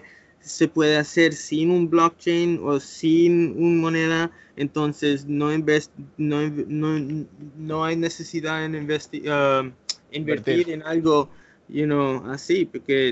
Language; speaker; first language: Spanish; early bilingual, heritage; English